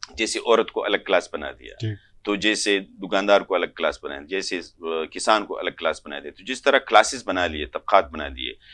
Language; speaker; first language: Urdu; non-native, local second language; Pashto